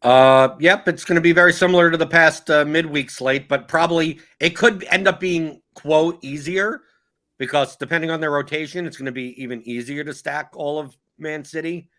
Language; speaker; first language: English; native; English